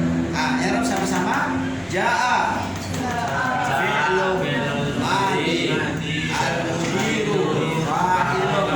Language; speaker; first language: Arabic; non-native, fluent; Indonesian